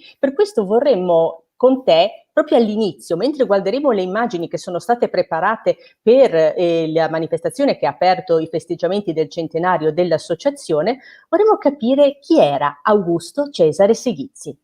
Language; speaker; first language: Italian; native; Italian